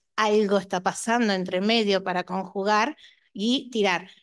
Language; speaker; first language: Spanish; native; Spanish